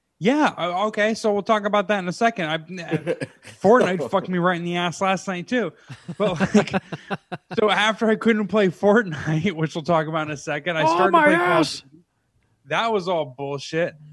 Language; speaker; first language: English; native; English